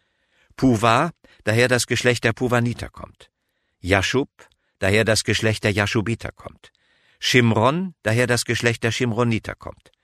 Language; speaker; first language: German; native; German